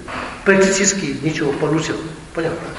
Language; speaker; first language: Russian; non-native, learner; Tibetan